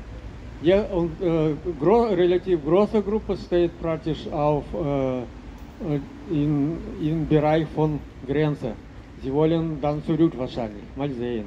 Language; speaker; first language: German; non-native, learner; Russian